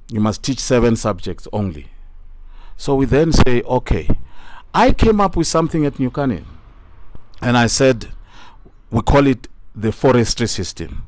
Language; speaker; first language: English; non-native, local second language; Tsonga